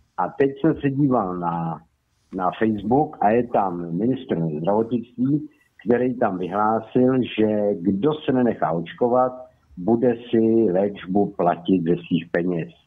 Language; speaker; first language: Czech; native; Czech